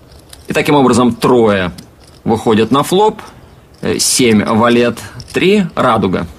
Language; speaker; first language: Russian; native; Russian